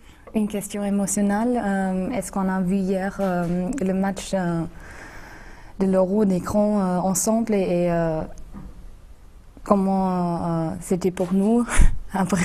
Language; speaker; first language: French; non-native, fluent; German